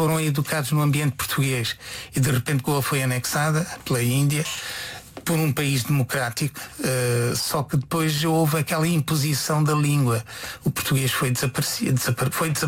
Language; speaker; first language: Portuguese; non-native, fluent; Konkani